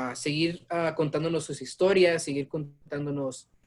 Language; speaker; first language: Spanish; early bilingual, heritage; Spanish